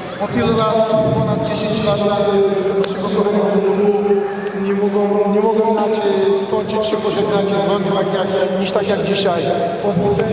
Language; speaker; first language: Polish; non-native, fluent; Portuguese